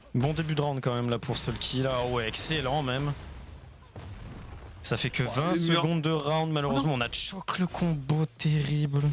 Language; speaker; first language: French; native; French